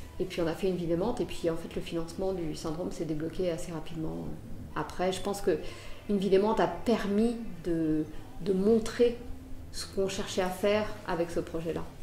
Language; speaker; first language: French; native; French